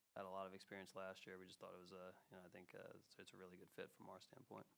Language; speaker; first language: English; native; English